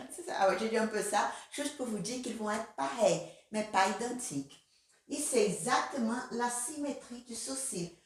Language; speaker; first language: French; non-native, fluent; Portuguese